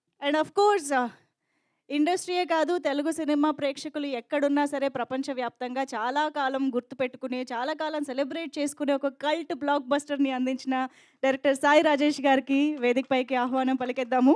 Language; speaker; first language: Telugu; native; Telugu